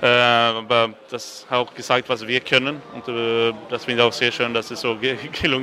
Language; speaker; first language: German; non-native, fluent; Swedish